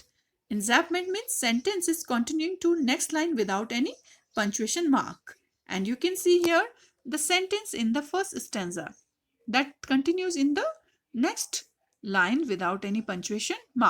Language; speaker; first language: English; non-native, local second language; Hindi